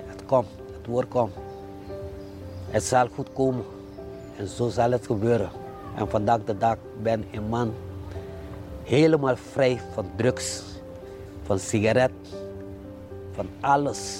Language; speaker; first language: Dutch; non-native, fluent; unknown